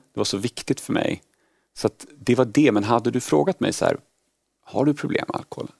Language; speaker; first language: Swedish; early bilingual, other home language; Polish